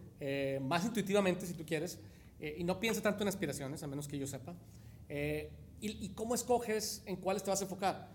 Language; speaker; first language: Spanish; native; Spanish